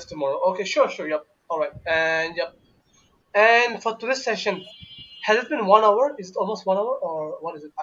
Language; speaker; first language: English; non-native, local second language; Bangla